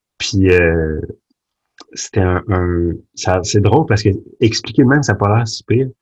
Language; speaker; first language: French; early bilingual, other home language; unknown